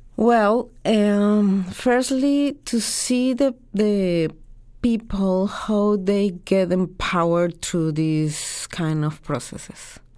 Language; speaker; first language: English; non-native, fluent; Spanish